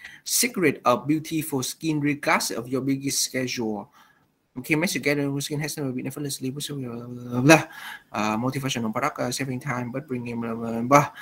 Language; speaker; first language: English; non-native, fluent; Vietnamese